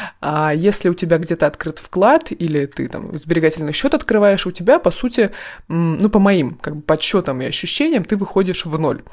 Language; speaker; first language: Russian; native; Russian